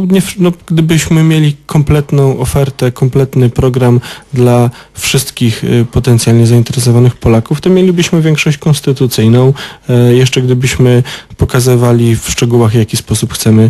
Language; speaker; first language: Polish; native; Polish